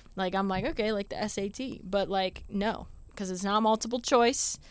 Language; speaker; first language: English; native; English